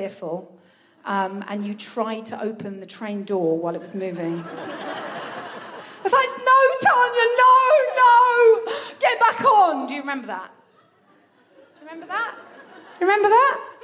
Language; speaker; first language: English; native; English